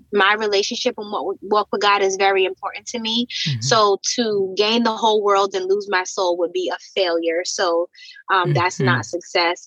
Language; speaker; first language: English; native; English